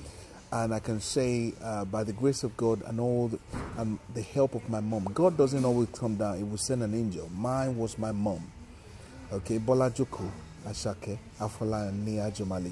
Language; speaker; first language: English; non-native, local second language; Yoruba